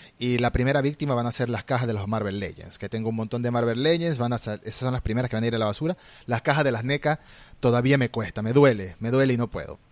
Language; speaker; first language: Spanish; native; Spanish